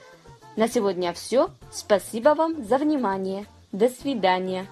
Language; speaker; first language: Russian; non-native, fluent; Kazakh